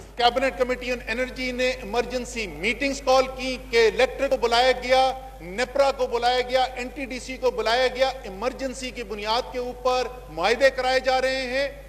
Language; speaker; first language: Urdu; native; Urdu